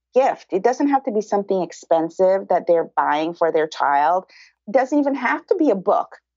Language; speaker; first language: English; early bilingual, other home language; Spanish